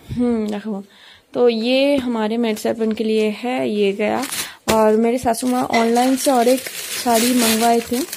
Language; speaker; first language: Hindi; non-native, local second language; Bangla